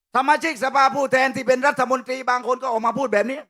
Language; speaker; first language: Thai; native; Thai